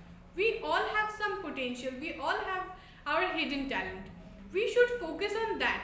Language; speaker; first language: English; non-native, local second language; Bangla